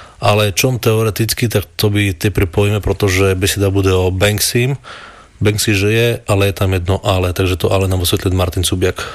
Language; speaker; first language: Slovak; native; Slovak